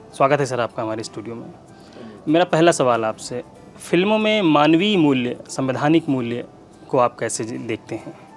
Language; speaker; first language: Hindi; native; Hindi